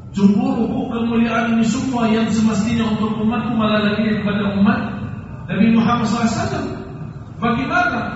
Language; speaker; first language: Indonesian; non-native, fluent; Arabic